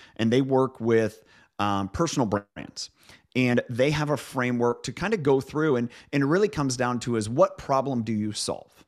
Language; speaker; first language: English; native; English